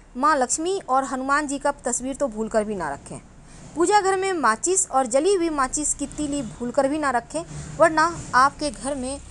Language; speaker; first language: Hindi; native; Hindi